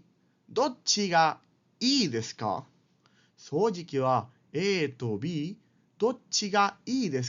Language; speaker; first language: Japanese; non-native, fluent; Spanish